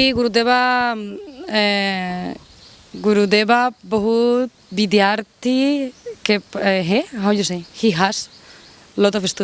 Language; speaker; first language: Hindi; non-native, learner; Spanish